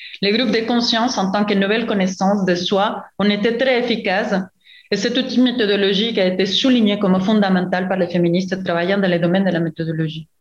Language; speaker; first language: French; non-native, fluent; Spanish